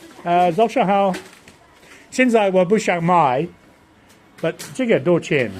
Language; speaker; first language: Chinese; non-native, learner; English